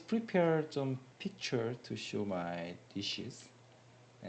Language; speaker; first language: English; non-native, learner; Korean